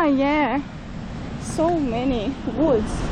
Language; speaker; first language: English; non-native, learner; Portuguese